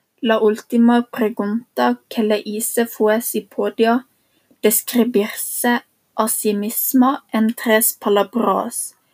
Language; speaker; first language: Spanish; non-native, learner; Norwegian